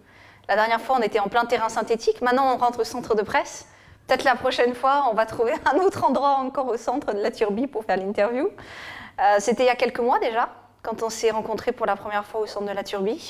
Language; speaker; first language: French; native; French